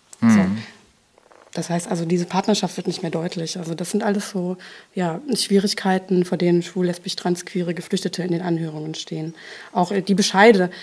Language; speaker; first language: German; native; German